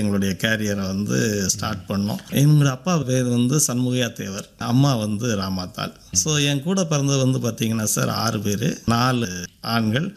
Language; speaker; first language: Tamil; native; Tamil